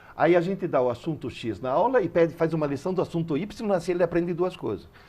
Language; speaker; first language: Portuguese; early bilingual, other home language; Italian